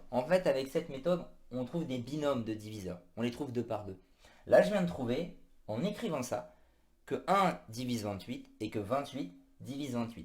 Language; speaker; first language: French; native; French